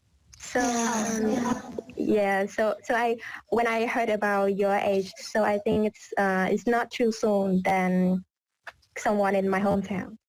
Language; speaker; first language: English; non-native, learner; Vietnamese